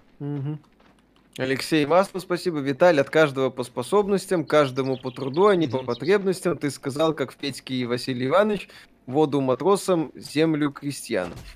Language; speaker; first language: Russian; native; Russian